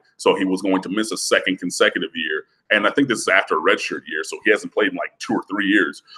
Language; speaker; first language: English; native; English